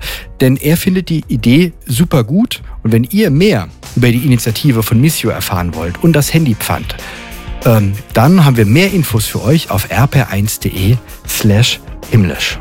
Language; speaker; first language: German; native; German